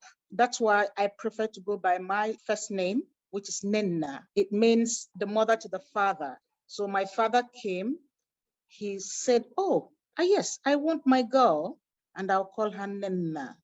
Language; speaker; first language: English; non-native, local second language; Igbo